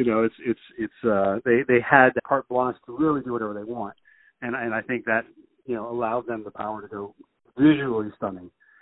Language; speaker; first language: English; native; English